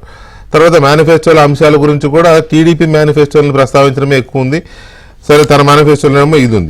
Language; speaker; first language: Telugu; native; Telugu